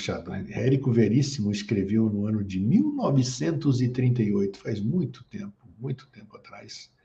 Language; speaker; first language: Portuguese; native; Portuguese